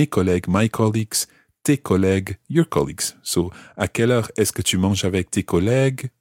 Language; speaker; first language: French; non-native, fluent; English